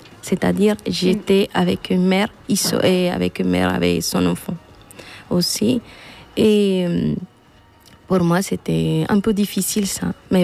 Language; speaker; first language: French; non-native, fluent; Spanish